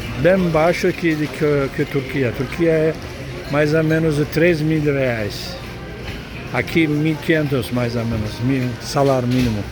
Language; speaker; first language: Portuguese; non-native, learner; Turkish